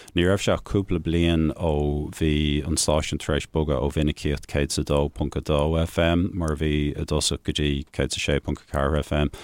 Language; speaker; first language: Irish; native; Irish